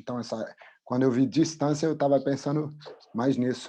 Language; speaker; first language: Portuguese; non-native, fluent; French